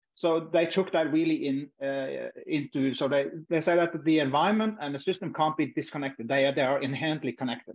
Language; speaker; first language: English; non-native, fluent; Norwegian